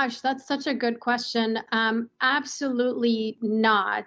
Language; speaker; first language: English; non-native, fluent; Persian